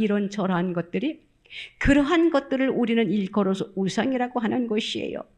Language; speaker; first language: Korean; native; Korean